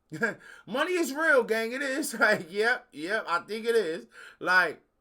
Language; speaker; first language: English; native; English